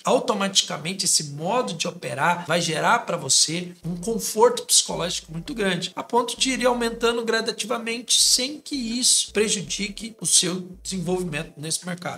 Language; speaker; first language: Portuguese; native; Portuguese